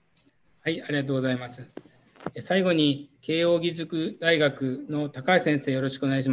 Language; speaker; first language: Japanese; native; Japanese